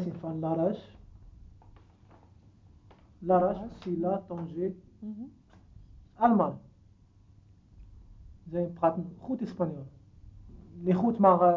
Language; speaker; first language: Dutch; non-native, learner; Arabic